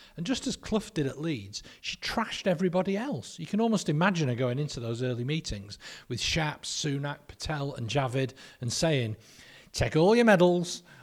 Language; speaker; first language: English; native; English